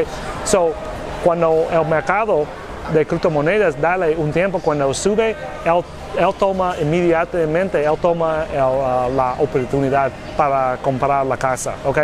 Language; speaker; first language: Spanish; non-native, learner; English